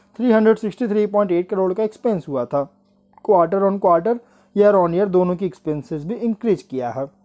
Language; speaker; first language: Hindi; native; Hindi